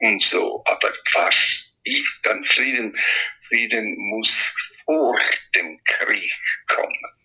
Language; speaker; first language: German; non-native, fluent; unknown